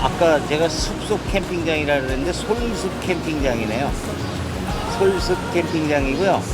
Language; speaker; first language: Korean; native; Korean